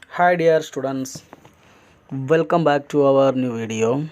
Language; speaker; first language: Hindi; non-native, local second language; Malayalam